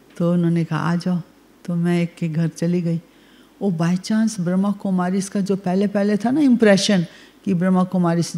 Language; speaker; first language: Hindi; native; Hindi